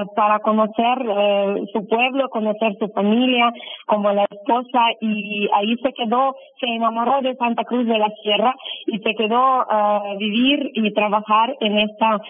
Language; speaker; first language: Spanish; non-native, fluent; Ukrainian